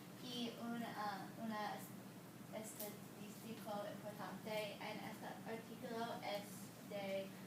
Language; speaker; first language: Spanish; non-native, learner; English